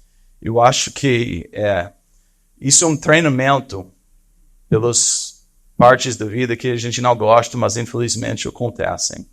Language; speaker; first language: Portuguese; non-native, fluent; English